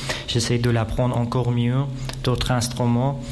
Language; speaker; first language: French; non-native, fluent; Persian